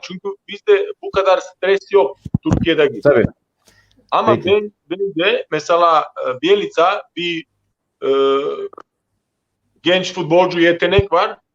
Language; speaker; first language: Turkish; non-native, learner; Croatian